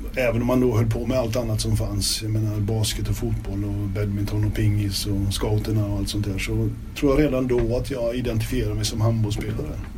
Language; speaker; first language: Swedish; native; Swedish